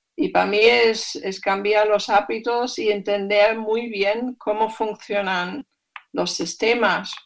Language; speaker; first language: Spanish; non-native, fluent; German